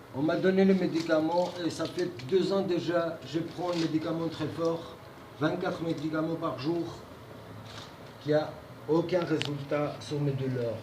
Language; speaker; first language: French; non-native, learner; Georgian